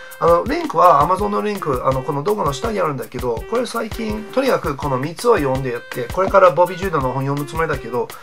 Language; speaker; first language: Japanese; non-native, fluent; English